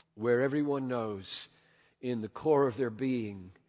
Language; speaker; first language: English; native; English